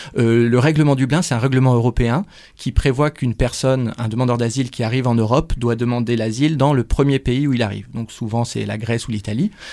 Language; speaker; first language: French; native; French